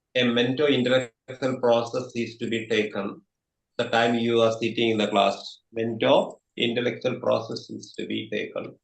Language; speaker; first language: English; non-native, local second language; Malayalam